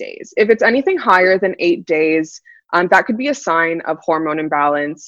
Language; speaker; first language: English; native; English